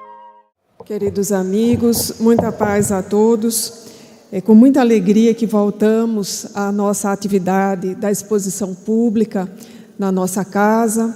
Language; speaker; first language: Portuguese; native; Portuguese